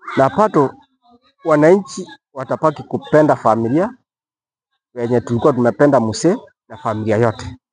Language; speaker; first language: Swahili; non-native, local second language; Gusii